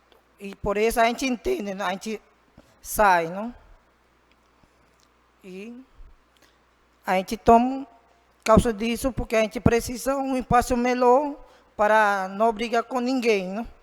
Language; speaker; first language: Portuguese; non-native, learner; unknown